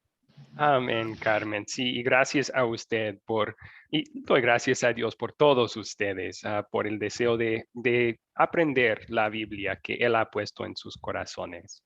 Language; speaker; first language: Spanish; non-native, fluent; English